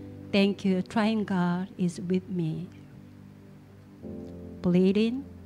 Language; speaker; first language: English; non-native, learner; Korean